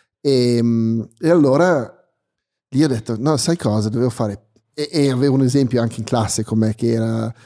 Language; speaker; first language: Italian; early bilingual, heritage; Italian